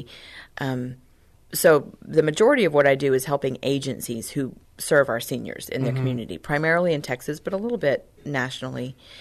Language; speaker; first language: English; native; English